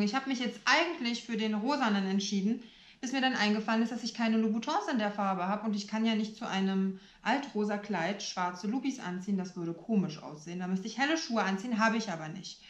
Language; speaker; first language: German; native; German